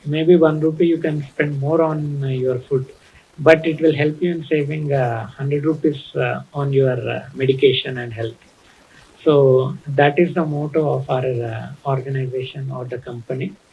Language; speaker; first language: English; non-native, local second language; Telugu